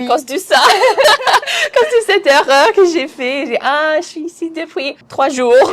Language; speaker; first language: French; non-native, fluent; English